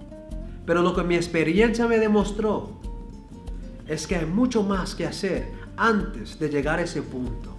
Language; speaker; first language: Spanish; early bilingual, heritage; Spanish